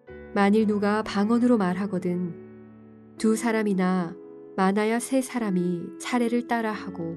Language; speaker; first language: Korean; native; Korean